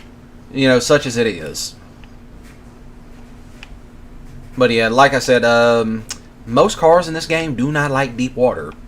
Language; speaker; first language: English; native; English